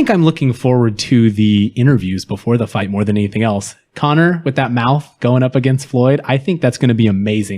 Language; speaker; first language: English; native; English